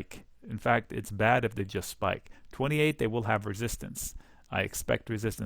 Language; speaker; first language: English; native; English